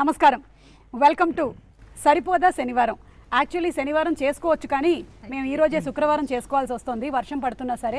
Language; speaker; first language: Telugu; native; Telugu